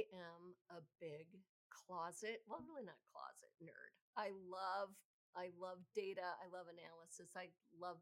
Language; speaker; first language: English; native; English